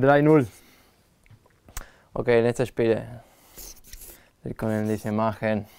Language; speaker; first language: German; non-native, learner; Spanish